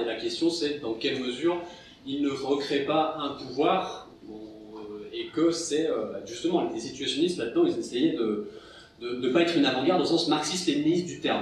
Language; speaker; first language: French; native; French